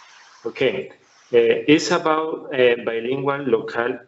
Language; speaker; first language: English; non-native, learner; Spanish